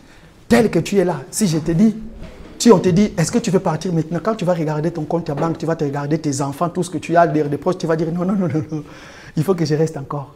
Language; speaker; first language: French; non-native, local second language; Lingala